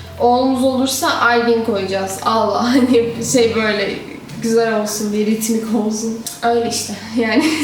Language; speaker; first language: Turkish; native; Turkish